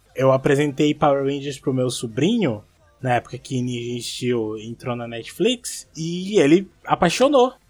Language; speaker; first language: Portuguese; native; Portuguese